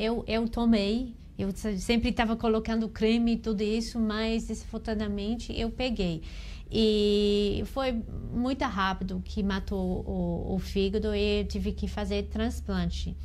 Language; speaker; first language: Portuguese; non-native, learner; English